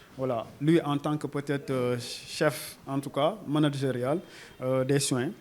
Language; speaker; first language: French; non-native, local second language; Wolof